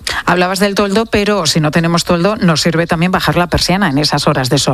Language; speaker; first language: Spanish; native; Spanish